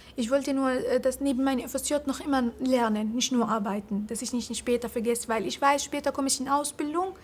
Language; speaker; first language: German; non-native, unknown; Arabic